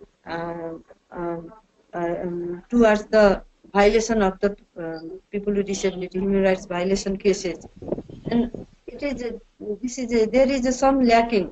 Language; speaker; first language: English; non-native, learner; Nepali